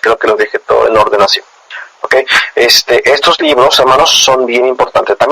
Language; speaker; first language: Spanish; native; Spanish